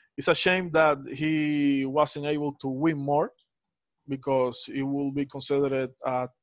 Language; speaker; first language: English; non-native, fluent; Spanish